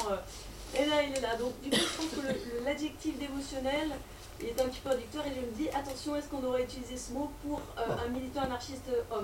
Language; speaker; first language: French; native; French